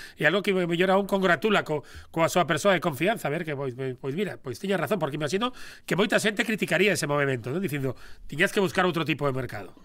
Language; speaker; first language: Galician; native; Galician